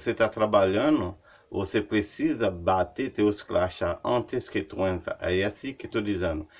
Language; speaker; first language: Portuguese; non-native, learner; Haitian Creole